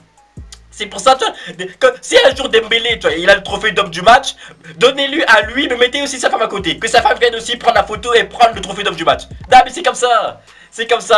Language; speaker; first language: French; native; French